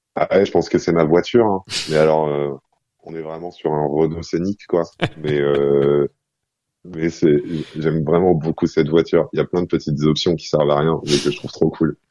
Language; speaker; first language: French; non-native, fluent; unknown